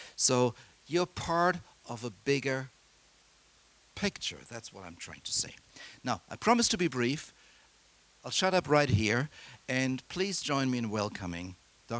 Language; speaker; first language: English; non-native, fluent; German